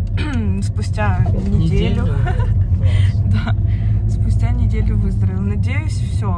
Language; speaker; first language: Russian; native; Russian